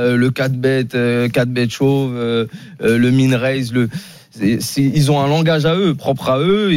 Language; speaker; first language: French; native; French